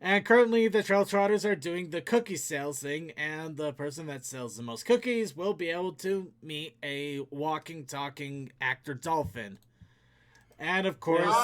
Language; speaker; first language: English; native; English